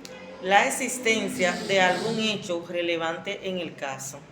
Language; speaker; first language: Spanish; native; Spanish